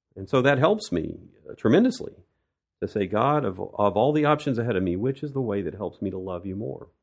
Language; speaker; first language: English; native; English